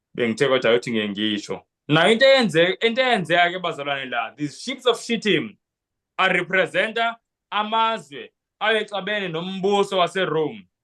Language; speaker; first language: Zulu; non-native, local second language; Xhosa